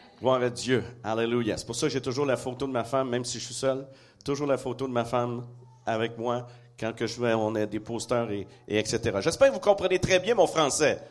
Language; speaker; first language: French; native; French